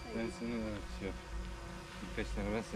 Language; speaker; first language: Turkish; native; Turkish